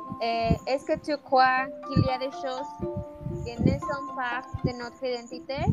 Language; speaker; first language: French; non-native, learner; Spanish